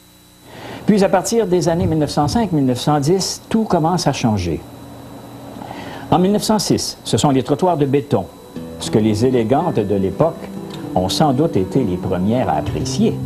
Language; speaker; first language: French; native; French